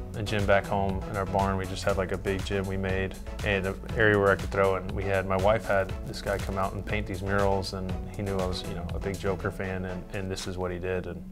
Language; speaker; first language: English; native; English